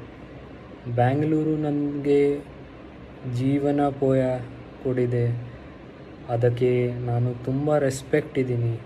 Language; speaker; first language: Kannada; non-native, local second language; Hindi